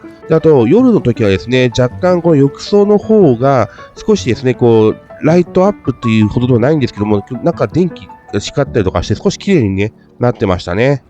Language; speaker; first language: Japanese; native; Japanese